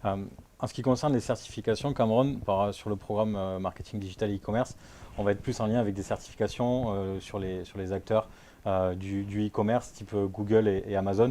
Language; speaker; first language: French; native; French